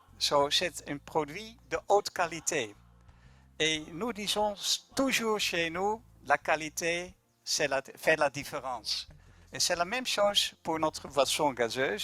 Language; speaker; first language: French; non-native, fluent; German